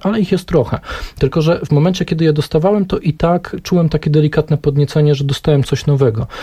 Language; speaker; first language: Polish; native; Polish